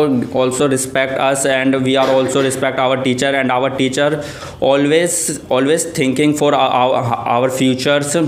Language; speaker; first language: English; non-native, learner; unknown